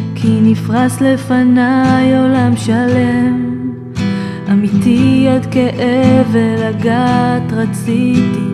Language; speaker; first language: Hebrew; early bilingual, other home language; English